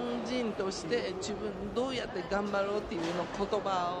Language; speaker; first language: Japanese; non-native, learner; Chinese